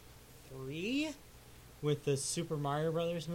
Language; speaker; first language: English; native; English